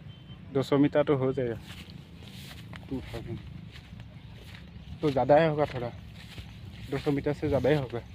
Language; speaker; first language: Hindi; non-native, local second language; Assamese